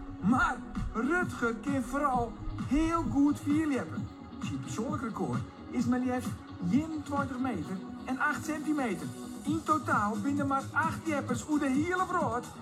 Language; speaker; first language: Dutch; non-native, local second language; Western Frisian